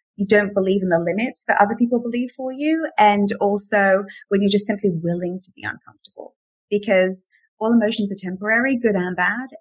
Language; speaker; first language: English; native; English